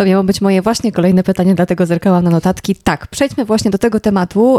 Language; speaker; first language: Polish; native; Polish